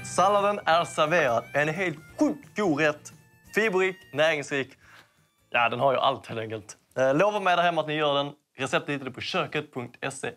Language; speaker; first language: Swedish; early bilingual, other home language; Cantonese